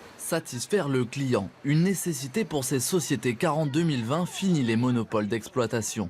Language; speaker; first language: French; native; French